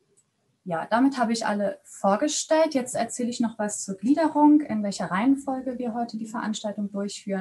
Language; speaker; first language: German; native; German